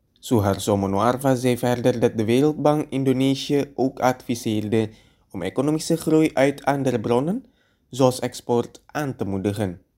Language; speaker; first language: Dutch; non-native, fluent; Indonesian